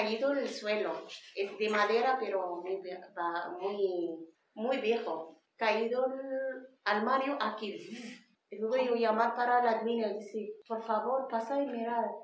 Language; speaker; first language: Spanish; non-native, learner; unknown